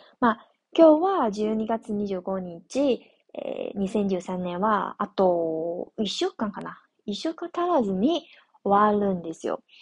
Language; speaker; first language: Japanese; non-native, fluent; Chinese